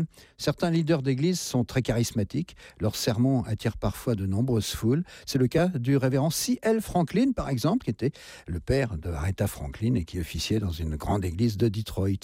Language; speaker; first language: French; native; French